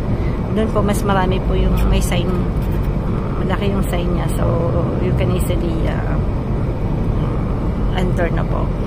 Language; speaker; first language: Filipino; native; Filipino